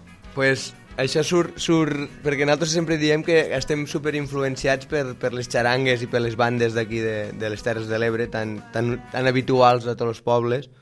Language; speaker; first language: Catalan; native; Catalan